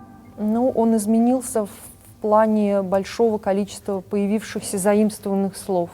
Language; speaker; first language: Russian; native; Russian